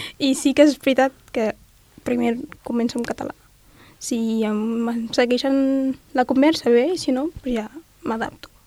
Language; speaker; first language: Catalan; non-native, fluent; Arabic